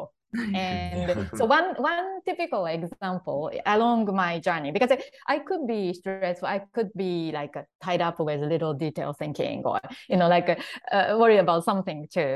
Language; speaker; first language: English; non-native, fluent; Japanese